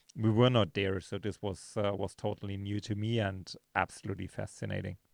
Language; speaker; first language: English; non-native, fluent; German